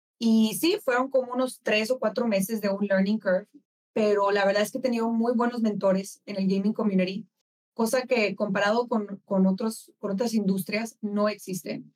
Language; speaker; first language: Spanish; native; Spanish